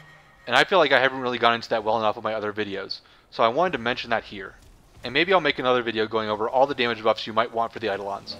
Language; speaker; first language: English; native; English